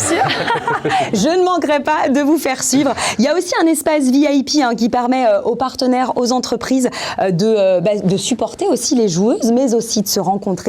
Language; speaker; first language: French; native; French